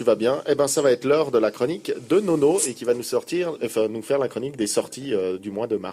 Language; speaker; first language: French; native; French